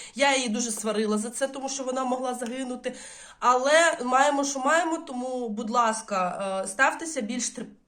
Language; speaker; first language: Ukrainian; non-native, local second language; Russian